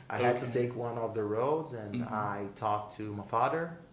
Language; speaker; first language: English; non-native, fluent; Portuguese